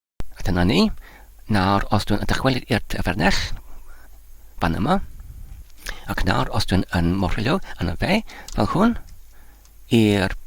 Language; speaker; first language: Welsh; non-native, learner; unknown